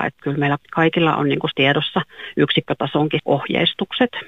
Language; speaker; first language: Finnish; native; Finnish